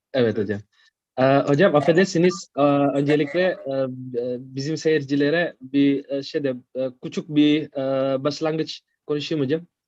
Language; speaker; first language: Turkish; non-native, fluent; Indonesian